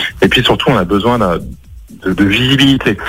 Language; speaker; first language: French; native; French